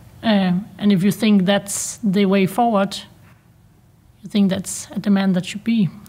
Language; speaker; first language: English; non-native, fluent; Danish